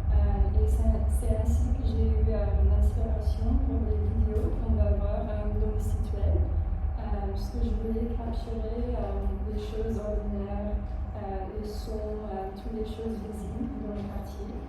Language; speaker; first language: French; non-native, fluent; English